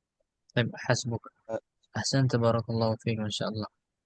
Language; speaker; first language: Arabic; non-native, fluent; Indonesian